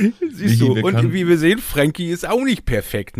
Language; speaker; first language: German; native; German